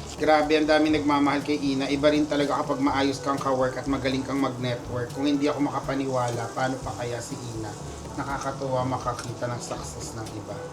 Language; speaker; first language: Filipino; non-native, local second language; Pampanga